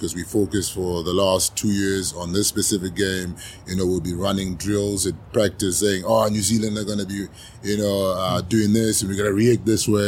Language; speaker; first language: English; non-native, local second language; Shona